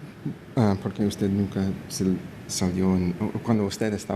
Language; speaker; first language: Spanish; early bilingual, heritage; English